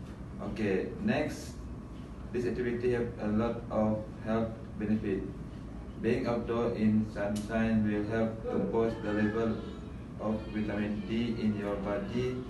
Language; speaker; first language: English; non-native, learner; Malay